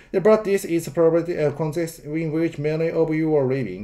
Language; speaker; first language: English; non-native, fluent; Japanese